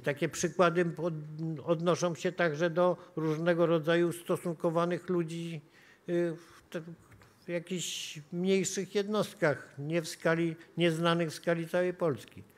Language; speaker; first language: Polish; native; Polish